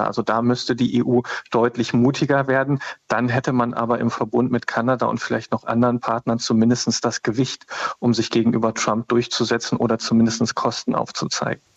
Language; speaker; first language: German; native; German